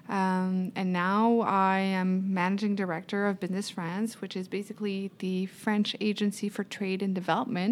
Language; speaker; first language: English; non-native, fluent; French